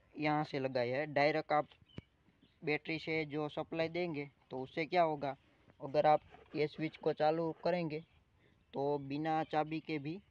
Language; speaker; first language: Hindi; non-native, local second language; Gujarati